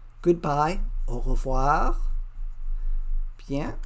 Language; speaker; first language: French; non-native, learner; English